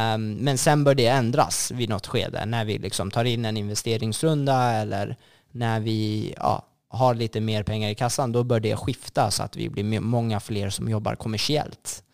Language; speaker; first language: Swedish; native; Swedish